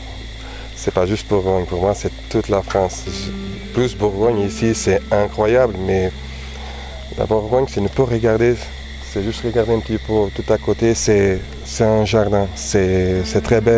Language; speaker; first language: French; non-native, learner; Portuguese